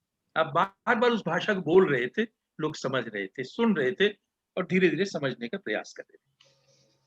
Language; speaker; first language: Hindi; native; Hindi